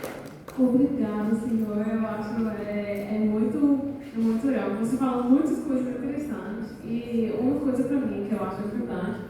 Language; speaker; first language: Portuguese; non-native, learner; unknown